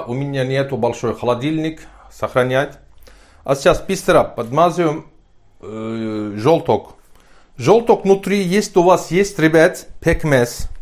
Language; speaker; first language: Russian; non-native, learner; Turkish